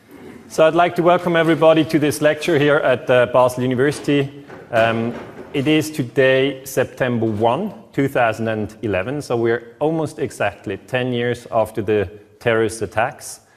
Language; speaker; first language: English; non-native, fluent; German